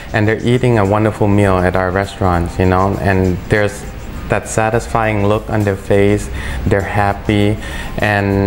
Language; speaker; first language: English; early bilingual, other home language; Thai